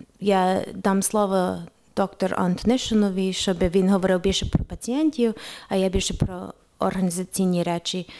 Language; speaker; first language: Ukrainian; early bilingual, heritage; Ukrainian